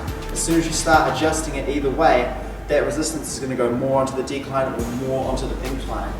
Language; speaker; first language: English; native; English